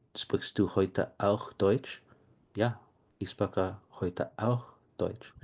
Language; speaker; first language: German; non-native, learner; English